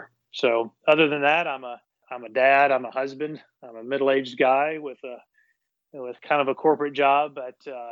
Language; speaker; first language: English; native; English